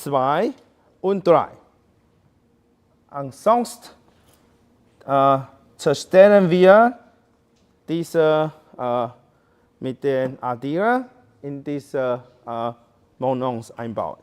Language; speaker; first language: German; non-native, learner; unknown